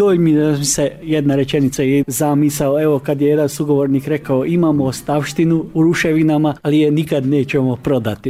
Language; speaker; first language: Serbian; native; Serbian